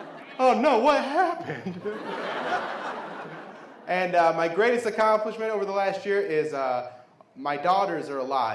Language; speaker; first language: English; native; English